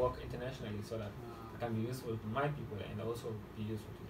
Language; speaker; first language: English; non-native, fluent; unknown